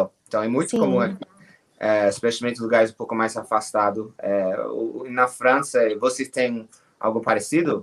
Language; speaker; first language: Portuguese; non-native, learner; English